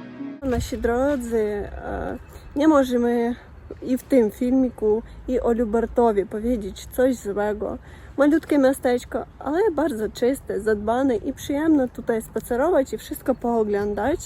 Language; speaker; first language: Polish; non-native, fluent; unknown